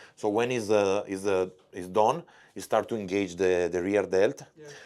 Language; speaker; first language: English; non-native, learner; Italian